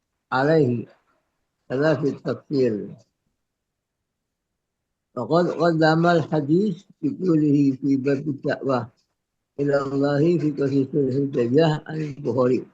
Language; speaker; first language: Arabic; non-native, fluent; Indonesian